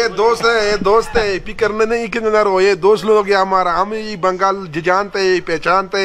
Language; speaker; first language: Hindi; non-native, learner; Pashto